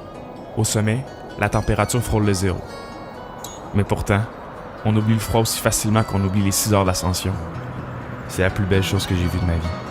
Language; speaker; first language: French; native; French